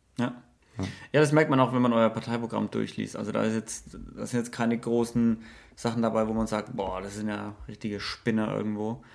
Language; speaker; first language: German; native; German